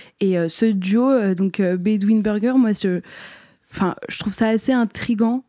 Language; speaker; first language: French; native; French